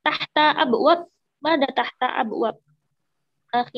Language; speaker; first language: Arabic; non-native, learner; Indonesian